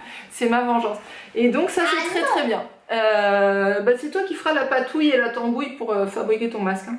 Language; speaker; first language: French; native; French